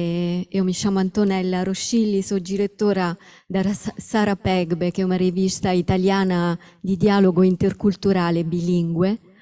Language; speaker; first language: Portuguese; non-native, fluent; Italian